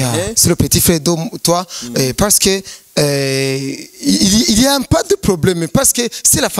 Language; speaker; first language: French; non-native, learner; Rundi